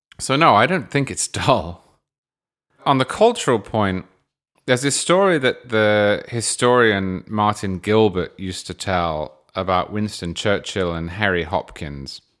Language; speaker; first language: English; native; English